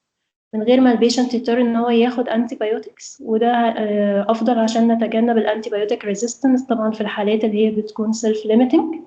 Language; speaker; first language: Arabic; native; Arabic